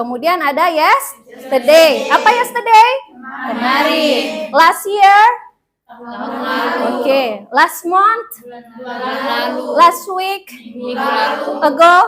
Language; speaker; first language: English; non-native, fluent; Indonesian